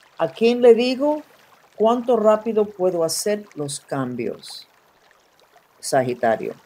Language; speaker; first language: Spanish; non-native, fluent; English